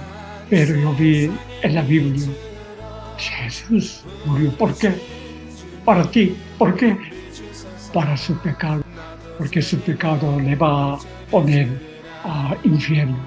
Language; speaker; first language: Spanish; non-native, learner; Korean